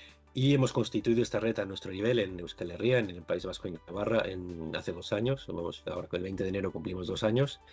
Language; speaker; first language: Spanish; native; Spanish